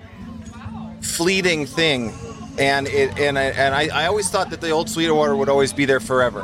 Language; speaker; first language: English; native; English